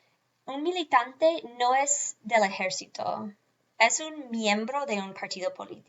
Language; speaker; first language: Spanish; non-native, fluent; English